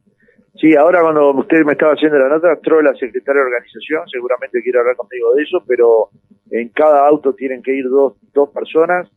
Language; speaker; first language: Spanish; native; Spanish